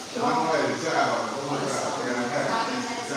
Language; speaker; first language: Italian; non-native, learner; Portuguese